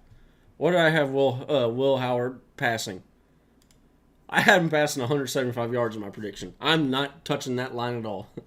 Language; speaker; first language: English; native; English